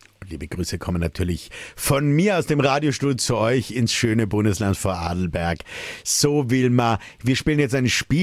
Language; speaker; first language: German; native; German